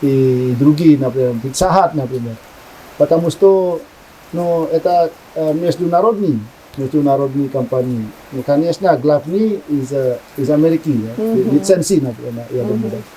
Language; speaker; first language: Russian; non-native, learner; Indonesian